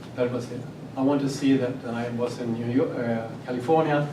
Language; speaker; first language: English; non-native, fluent; Swedish